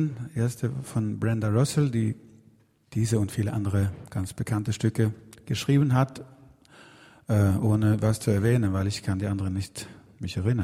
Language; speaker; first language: German; non-native, fluent; Swedish